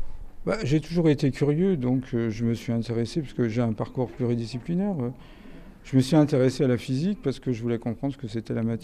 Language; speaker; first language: French; native; French